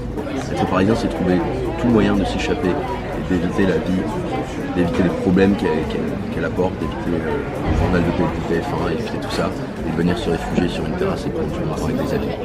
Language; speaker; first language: French; native; French